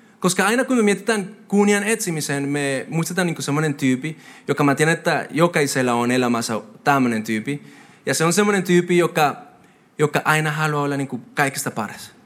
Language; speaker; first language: Finnish; non-native, fluent; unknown